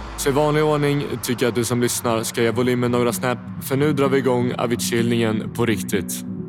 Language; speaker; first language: Swedish; native; Swedish